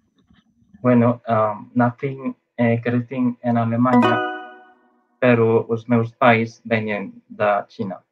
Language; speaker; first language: Portuguese; non-native, fluent; Chinese